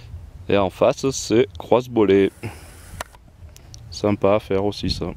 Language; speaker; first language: French; native; French